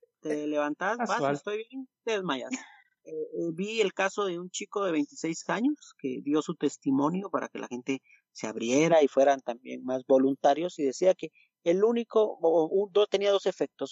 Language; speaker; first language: Spanish; native; Spanish